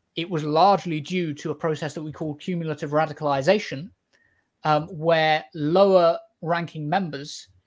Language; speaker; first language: English; native; English